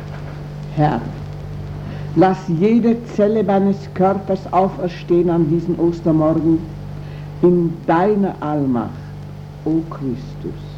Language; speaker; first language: German; native; German